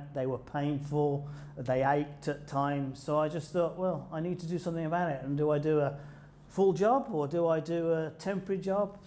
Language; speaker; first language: English; native; English